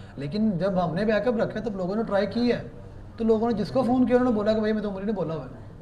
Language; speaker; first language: Urdu; non-native, local second language; Punjabi